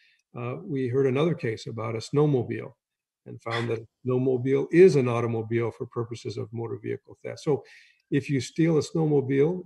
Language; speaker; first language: English; native; English